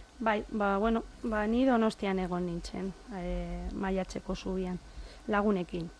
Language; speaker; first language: Basque; non-native, local second language; Spanish